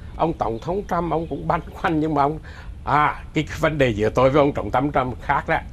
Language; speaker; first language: Vietnamese; native; Vietnamese